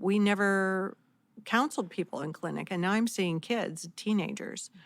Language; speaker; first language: English; native; English